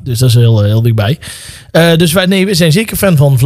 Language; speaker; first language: Dutch; native; Dutch